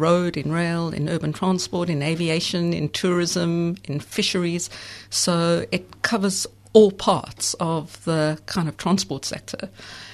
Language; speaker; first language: English; native; English